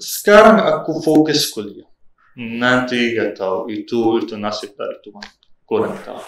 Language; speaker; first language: Indonesian; non-native, learner; Arabic